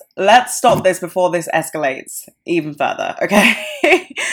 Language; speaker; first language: English; native; English